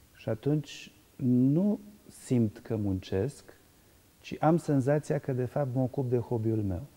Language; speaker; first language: Romanian; native; Romanian